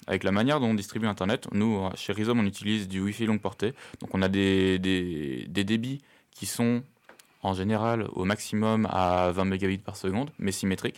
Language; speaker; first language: French; native; French